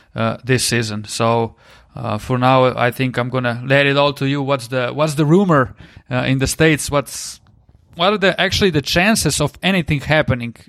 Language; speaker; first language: English; non-native, fluent; Slovenian